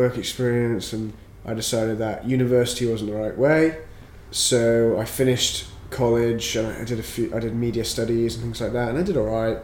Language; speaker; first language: English; native; English